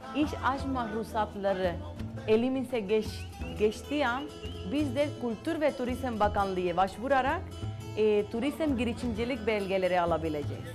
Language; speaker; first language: Turkish; non-native, fluent; Spanish